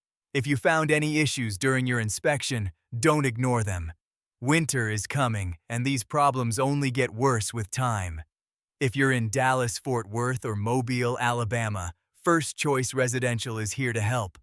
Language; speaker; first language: English; native; English